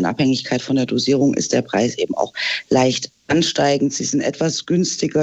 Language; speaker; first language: German; native; German